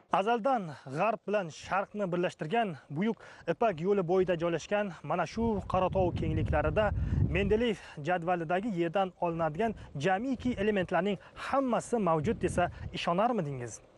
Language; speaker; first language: Uzbek; native; Uzbek